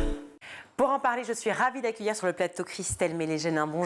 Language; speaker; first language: French; native; French